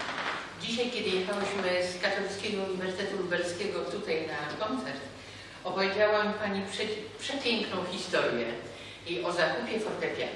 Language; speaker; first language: Polish; native; Polish